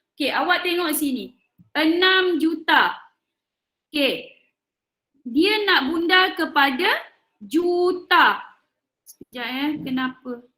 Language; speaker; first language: Malay; native; Malay